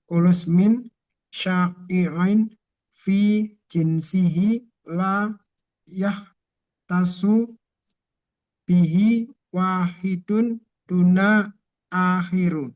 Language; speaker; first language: Arabic; non-native, learner; Indonesian